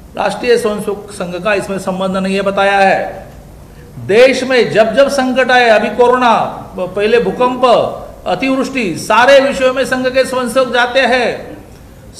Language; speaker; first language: Hindi; non-native, local second language; Marathi